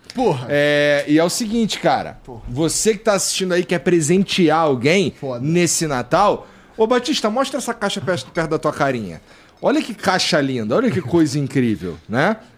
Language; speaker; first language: Portuguese; native; Portuguese